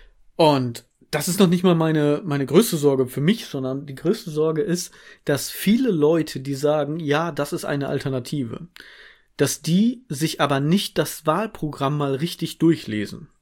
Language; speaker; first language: German; native; German